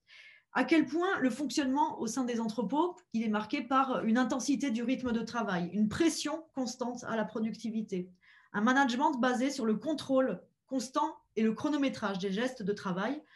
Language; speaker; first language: French; native; French